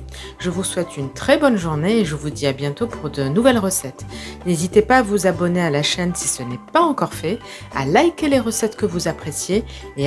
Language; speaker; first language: French; native; French